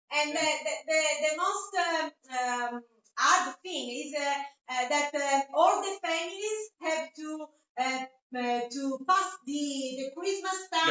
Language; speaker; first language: English; non-native, fluent; Italian